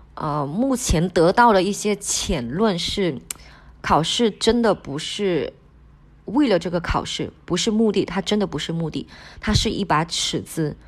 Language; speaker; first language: Chinese; non-native, local second language; Min Nan Chinese